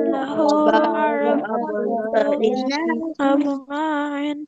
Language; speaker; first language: Arabic; non-native, learner; Bangla